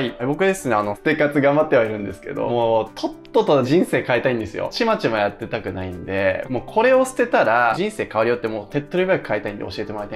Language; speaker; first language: Japanese; native; Japanese